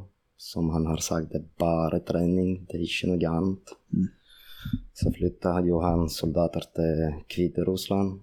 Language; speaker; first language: Norwegian; non-native, fluent; Russian